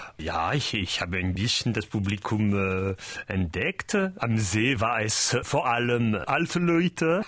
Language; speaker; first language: German; non-native, learner; French